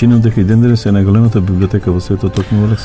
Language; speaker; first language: Macedonian; native; Macedonian